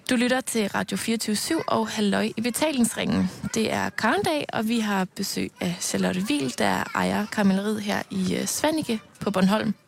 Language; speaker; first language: Danish; native; Danish